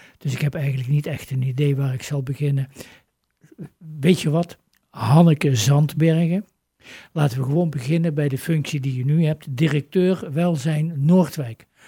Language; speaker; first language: Dutch; native; Dutch